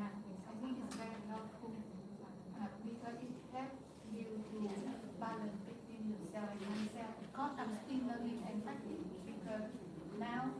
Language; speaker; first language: English; non-native, fluent; Vietnamese